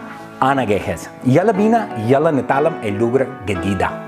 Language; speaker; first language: Arabic; non-native, learner; English